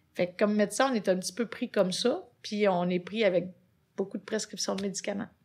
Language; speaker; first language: French; native; French